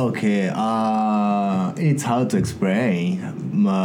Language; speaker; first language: English; non-native, learner; Japanese